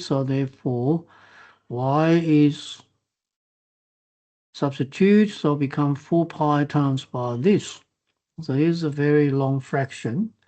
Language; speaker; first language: English; non-native, fluent; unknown